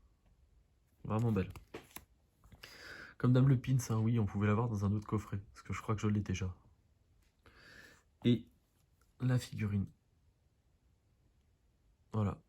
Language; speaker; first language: French; native; French